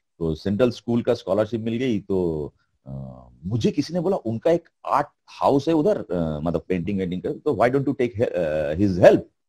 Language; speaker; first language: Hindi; non-native, local second language; Bangla